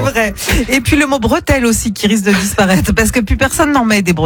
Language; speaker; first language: French; native; French